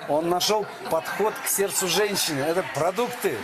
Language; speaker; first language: Russian; native; Russian